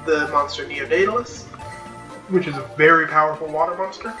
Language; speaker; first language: English; native; English